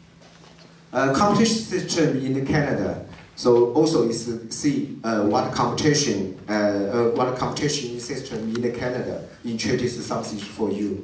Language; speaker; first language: English; non-native, learner; Chinese